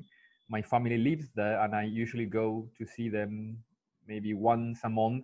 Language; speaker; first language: English; non-native, fluent; Spanish